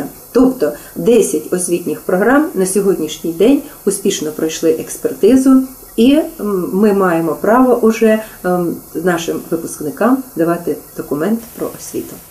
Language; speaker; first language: Ukrainian; native; Ukrainian